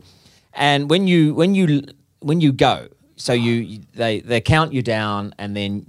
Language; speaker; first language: English; native; English